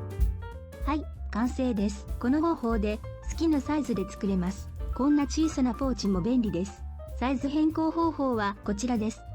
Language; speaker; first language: Japanese; native; Japanese